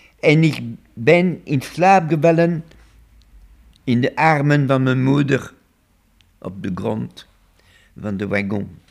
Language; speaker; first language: Dutch; non-native, local second language; French